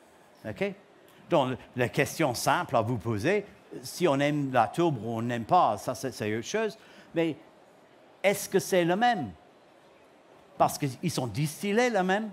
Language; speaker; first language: French; non-native, learner; English